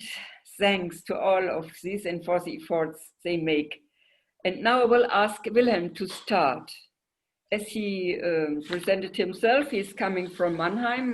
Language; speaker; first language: English; non-native, fluent; German